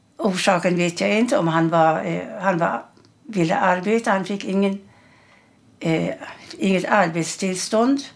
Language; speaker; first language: Swedish; early bilingual, other home language; German